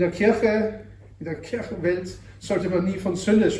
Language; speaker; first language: German; native; German